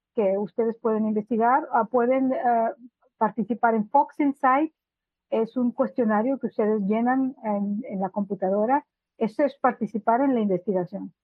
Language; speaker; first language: Spanish; native; Spanish